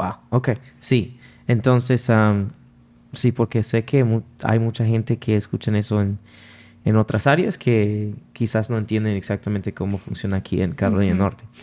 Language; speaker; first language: Spanish; non-native, fluent; English